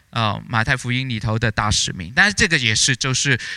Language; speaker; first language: Chinese; native; Chinese